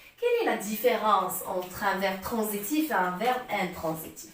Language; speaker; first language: French; non-native, local second language; Arabic